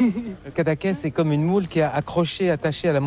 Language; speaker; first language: French; native; French